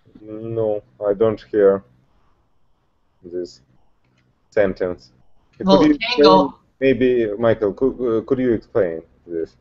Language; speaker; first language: English; non-native, learner; Russian